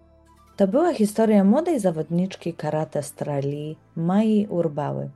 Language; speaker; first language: Polish; native; Polish